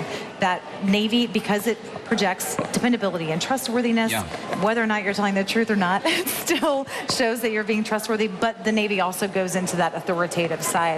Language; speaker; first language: English; native; English